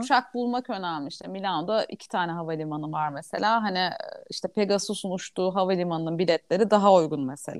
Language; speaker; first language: Turkish; native; Turkish